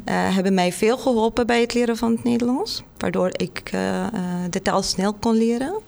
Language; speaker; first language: Dutch; non-native, fluent; Arabic